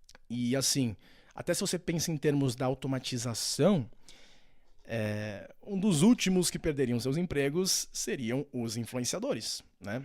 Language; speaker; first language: Portuguese; native; Portuguese